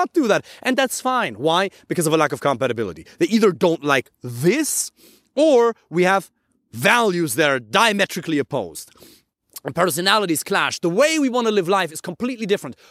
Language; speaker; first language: English; non-native, fluent; German